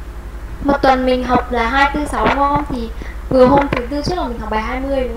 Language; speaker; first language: Vietnamese; native; Vietnamese